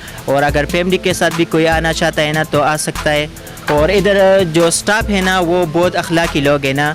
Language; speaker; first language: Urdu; non-native, local second language; Pashto